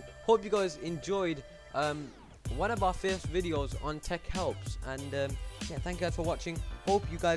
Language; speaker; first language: English; native; English